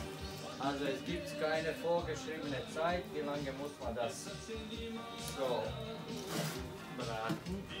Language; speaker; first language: German; non-native, learner; Bosnian